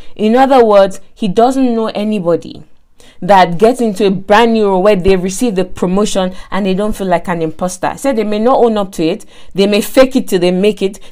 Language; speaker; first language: English; non-native, local second language; Yoruba